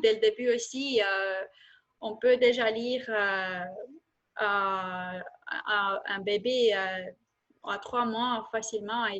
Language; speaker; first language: French; non-native, fluent; Estonian